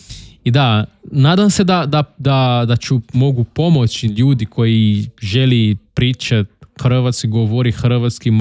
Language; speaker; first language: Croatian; non-native, learner; Portuguese